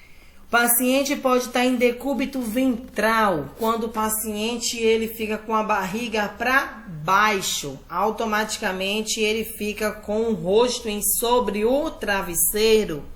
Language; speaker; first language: Portuguese; native; Portuguese